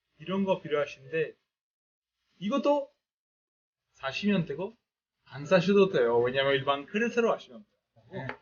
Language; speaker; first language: Korean; non-native, fluent; Italian